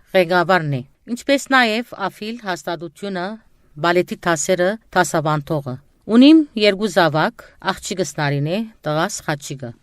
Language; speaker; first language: Armenian; early bilingual, heritage; Armenian